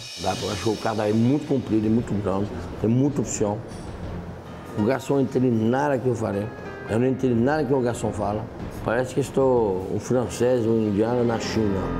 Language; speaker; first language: Portuguese; non-native, fluent; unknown